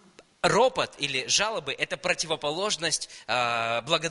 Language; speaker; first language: Russian; native; Russian